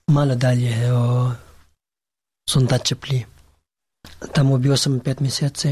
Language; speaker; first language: Serbian; non-native, learner; Pashto